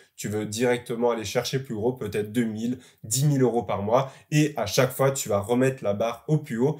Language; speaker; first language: French; native; French